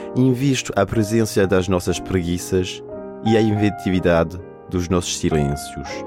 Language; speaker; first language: French; non-native, fluent; Portuguese